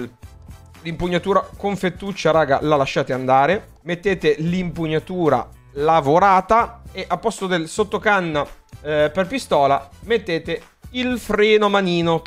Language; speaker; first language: Italian; native; Italian